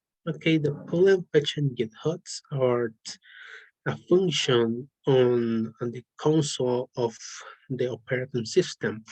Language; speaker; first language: English; non-native, learner; Spanish